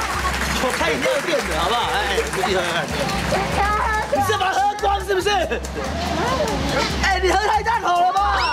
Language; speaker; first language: Chinese; native; Chinese